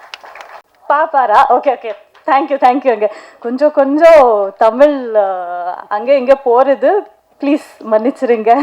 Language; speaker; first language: Tamil; non-native, local second language; Kannada